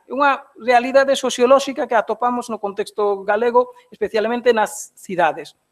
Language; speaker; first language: Galician; non-native, fluent; Bangla